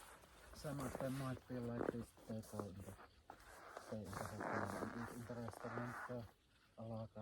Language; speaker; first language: English; non-native, learner; Finnish